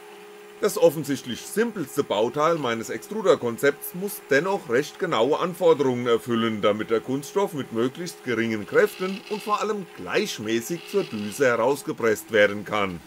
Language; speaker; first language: German; native; German